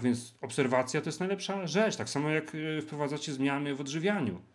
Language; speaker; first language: Polish; native; Polish